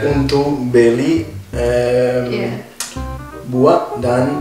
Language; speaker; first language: Indonesian; non-native, fluent; Danish